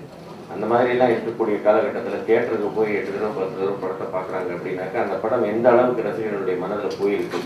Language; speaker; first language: Tamil; native; Tamil